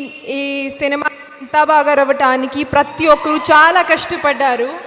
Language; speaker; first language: Telugu; non-native, local second language; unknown